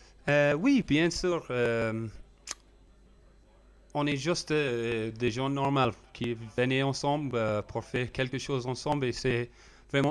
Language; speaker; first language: French; non-native, learner; English